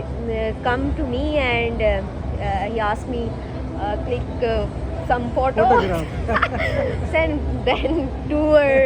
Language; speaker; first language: English; non-native, learner; Urdu